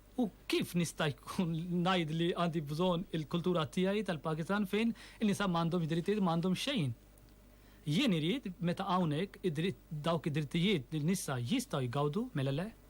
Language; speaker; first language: Maltese; non-native, fluent; Urdu